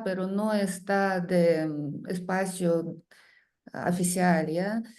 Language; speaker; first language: Spanish; non-native, learner; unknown